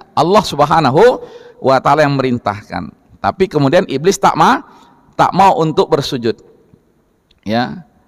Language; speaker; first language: Indonesian; non-native, local second language; Minangkabau